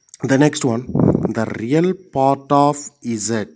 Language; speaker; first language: English; non-native, local second language; Tamil